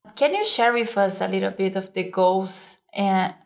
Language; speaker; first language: English; non-native, fluent; Portuguese